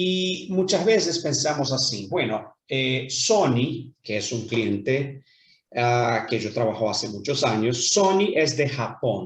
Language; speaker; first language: Spanish; non-native, fluent; Portuguese